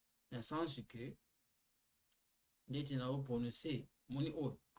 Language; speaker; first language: French; non-native, local second language; Lingala